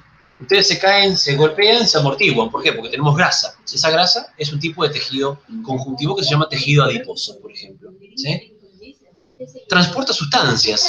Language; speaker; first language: Spanish; native; Spanish